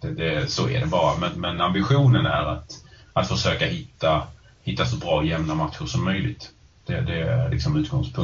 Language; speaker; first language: Swedish; native; Swedish